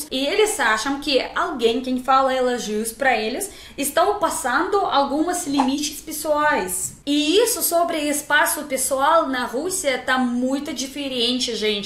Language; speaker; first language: Portuguese; non-native, fluent; Russian